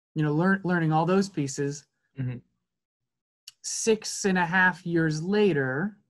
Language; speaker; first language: English; native; English